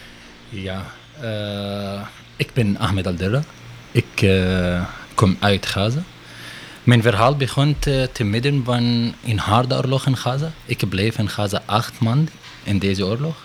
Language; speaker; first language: Dutch; non-native, learner; Arabic